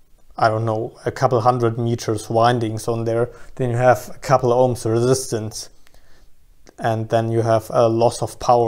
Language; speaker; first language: English; non-native, fluent; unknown